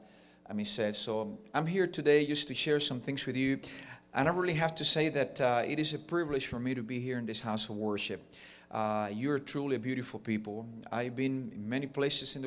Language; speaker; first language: English; non-native, fluent; Spanish